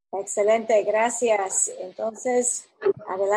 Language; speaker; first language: Spanish; non-native, fluent; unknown